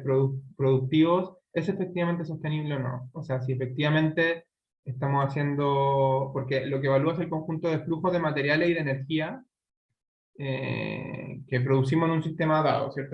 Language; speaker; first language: Spanish; native; Spanish